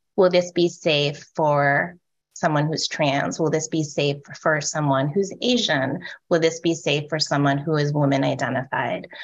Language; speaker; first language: English; native; English